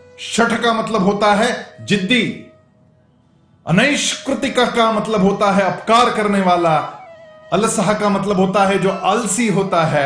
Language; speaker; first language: Hindi; native; Hindi